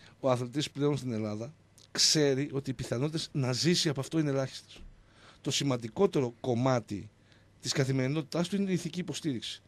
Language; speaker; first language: Greek; native; Greek